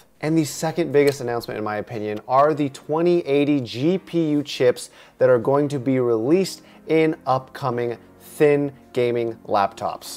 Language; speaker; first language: English; native; English